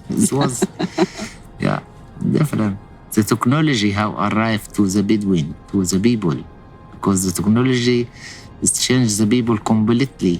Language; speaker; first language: English; non-native, learner; Arabic